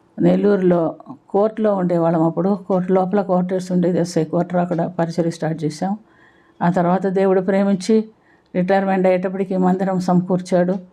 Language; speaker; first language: Telugu; non-native, fluent; Malayalam